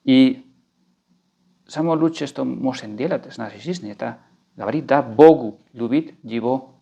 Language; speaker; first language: Russian; non-native, fluent; Spanish